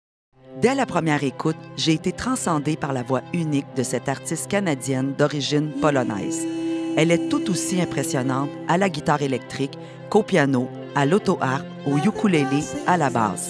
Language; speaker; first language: French; native; French